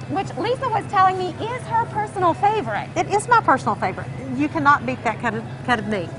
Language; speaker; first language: English; native; English